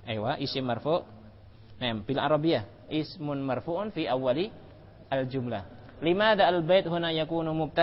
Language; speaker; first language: Arabic; non-native, fluent; Indonesian